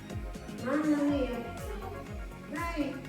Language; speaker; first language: Italian; non-native, learner; Filipino